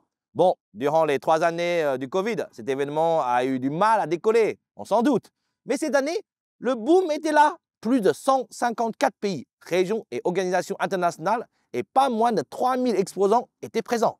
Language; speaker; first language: French; native; French